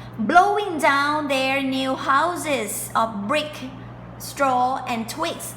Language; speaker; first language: English; non-native, fluent; Thai